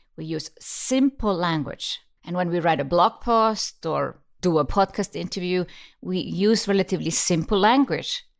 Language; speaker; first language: English; non-native, fluent; Icelandic